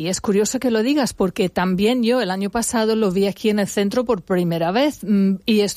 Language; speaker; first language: Spanish; non-native, fluent; English